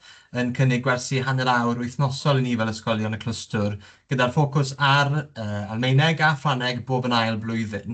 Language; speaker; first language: Welsh; native; Welsh